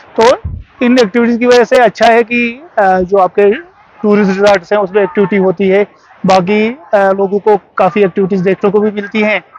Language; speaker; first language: Urdu; non-native, local second language; Kashmiri